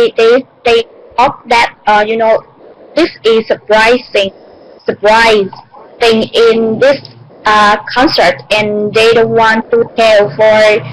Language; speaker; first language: English; non-native, learner; Vietnamese